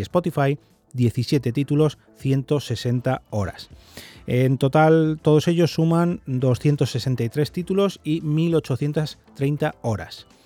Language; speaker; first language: Spanish; native; Spanish